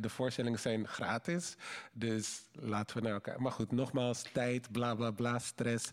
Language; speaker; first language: Dutch; native; Dutch